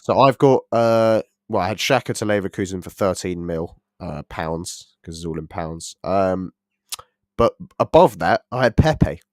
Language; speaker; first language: English; native; English